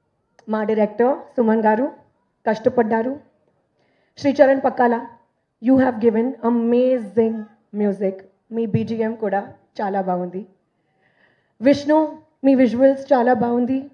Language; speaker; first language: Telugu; non-native, learner; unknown